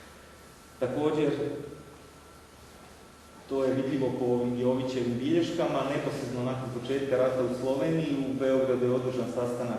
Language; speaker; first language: Croatian; native; Croatian